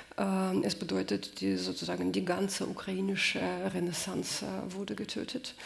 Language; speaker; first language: German; non-native, fluent; Russian